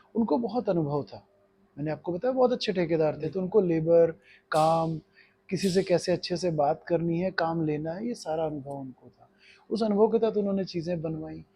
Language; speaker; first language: Hindi; native; Hindi